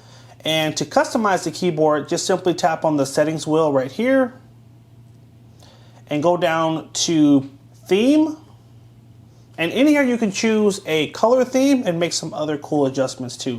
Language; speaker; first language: English; native; English